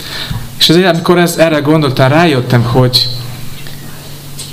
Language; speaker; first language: Hungarian; non-native, fluent; English